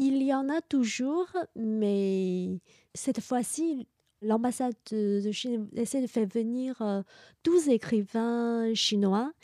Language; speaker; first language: French; non-native, fluent; Chinese